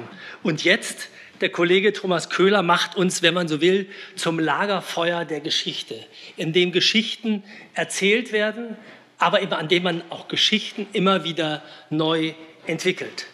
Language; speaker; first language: German; native; German